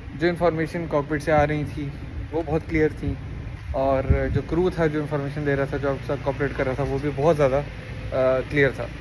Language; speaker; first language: Hindi; native; Hindi